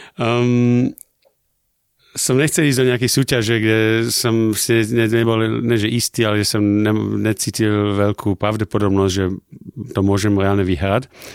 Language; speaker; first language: Slovak; early bilingual, heritage; German